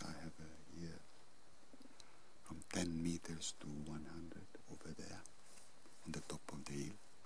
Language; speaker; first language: English; non-native, fluent; Italian